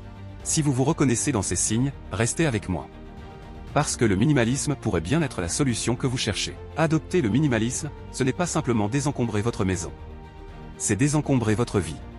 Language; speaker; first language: French; native; French